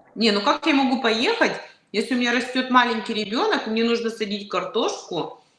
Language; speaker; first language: Russian; native; Russian